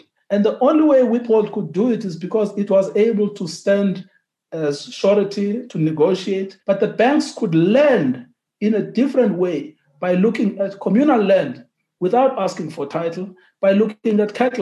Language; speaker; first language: English; non-native, local second language; Xhosa